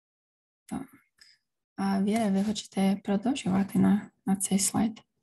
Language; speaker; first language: Ukrainian; early bilingual, heritage; Ukrainian